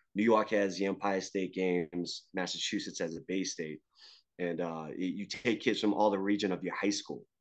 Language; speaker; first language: English; native; English